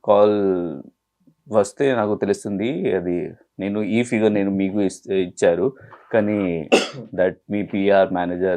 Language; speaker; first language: Telugu; non-native, local second language; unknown